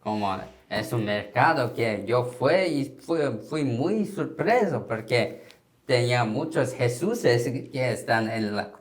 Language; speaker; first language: Spanish; non-native, learner; Korean